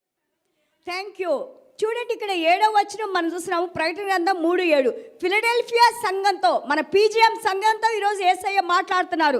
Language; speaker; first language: Telugu; native; Telugu